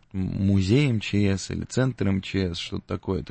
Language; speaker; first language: Russian; native; Russian